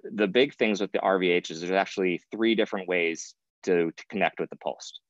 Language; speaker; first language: English; native; English